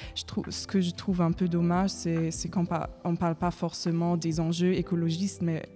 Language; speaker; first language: French; non-native, fluent; German